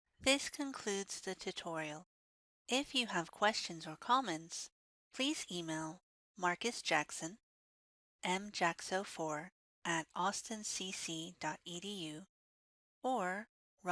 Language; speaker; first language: English; native; English